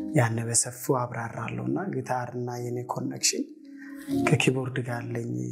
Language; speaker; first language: Amharic; non-native, local second language; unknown